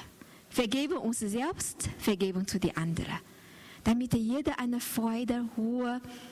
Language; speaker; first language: German; non-native, learner; Chinese